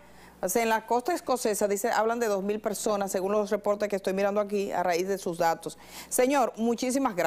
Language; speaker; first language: Spanish; native; Spanish